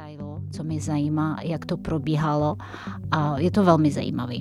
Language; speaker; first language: Czech; non-native, fluent; Tatar